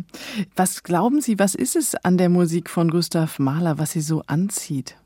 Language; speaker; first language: German; native; German